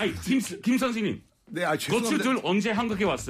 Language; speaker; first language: Korean; non-native, learner; English